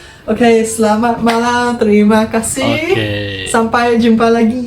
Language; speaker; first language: Indonesian; non-native, fluent; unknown